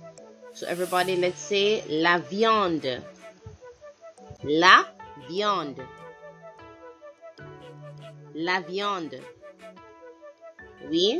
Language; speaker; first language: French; non-native, fluent; English